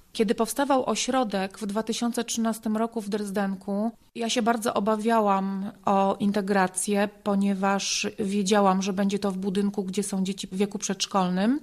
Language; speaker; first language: Polish; native; Polish